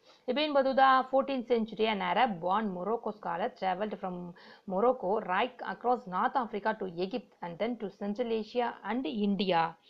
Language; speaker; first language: English; non-native, local second language; Tamil